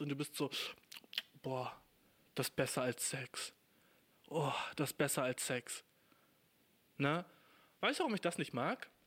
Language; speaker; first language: German; native; German